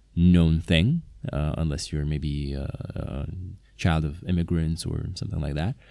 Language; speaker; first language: English; non-native, fluent; Slovak